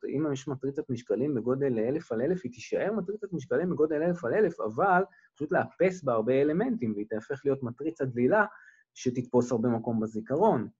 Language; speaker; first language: Hebrew; native; Hebrew